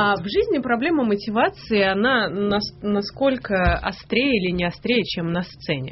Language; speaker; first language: Russian; native; Russian